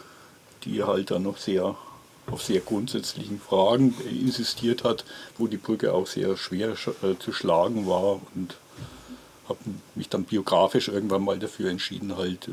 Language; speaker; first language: German; native; German